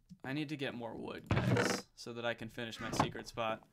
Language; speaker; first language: English; native; English